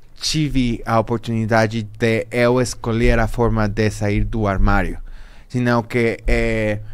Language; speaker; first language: Portuguese; non-native, learner; Spanish